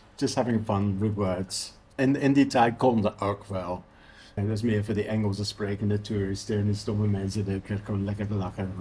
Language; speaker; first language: Dutch; non-native, fluent; English